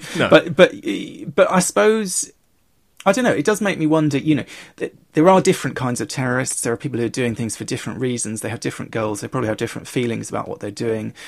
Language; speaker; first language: English; native; English